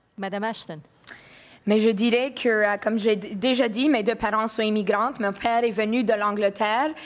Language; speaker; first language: French; non-native, local second language; English